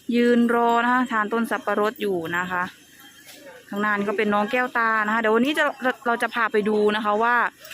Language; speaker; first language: Thai; native; Thai